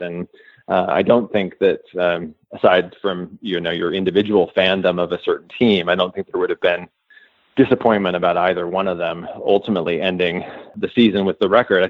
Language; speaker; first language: English; native; English